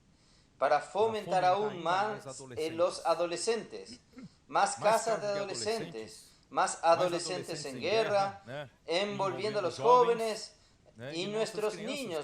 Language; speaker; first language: Spanish; non-native, fluent; Portuguese